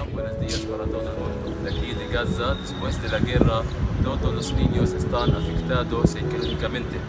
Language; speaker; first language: Spanish; non-native, learner; Arabic